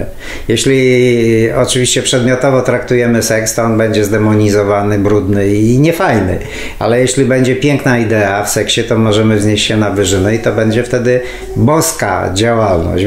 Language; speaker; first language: Polish; native; Polish